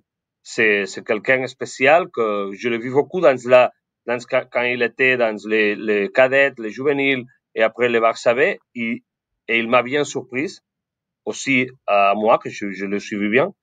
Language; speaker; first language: French; non-native, fluent; Spanish